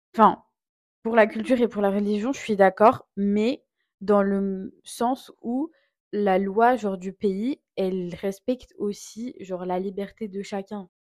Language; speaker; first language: French; native; French